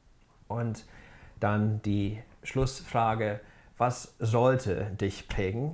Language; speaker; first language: German; non-native, fluent; English